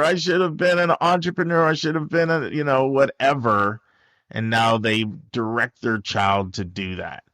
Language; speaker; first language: English; native; English